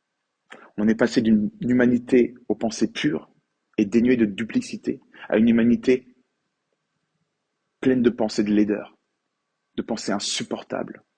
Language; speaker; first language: French; native; French